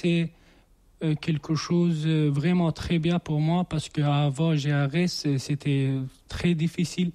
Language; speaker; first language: French; non-native, learner; Persian